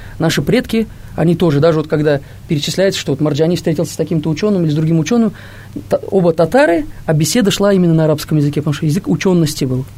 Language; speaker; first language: Russian; non-native, local second language; Tatar